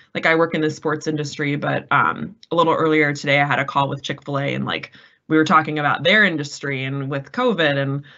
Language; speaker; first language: English; native; English